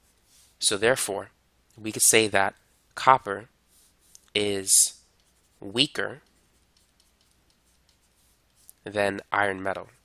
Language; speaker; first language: English; native; English